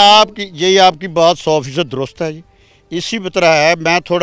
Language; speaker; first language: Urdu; non-native, local second language; Punjabi